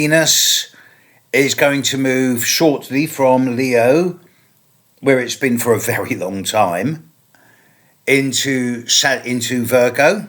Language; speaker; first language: English; native; English